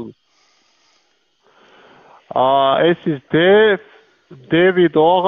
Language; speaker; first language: German; non-native, learner; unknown